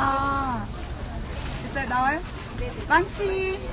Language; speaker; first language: Korean; native; Korean